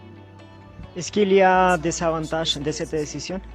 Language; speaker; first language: French; non-native, learner; Spanish